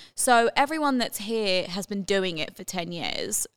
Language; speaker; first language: English; native; English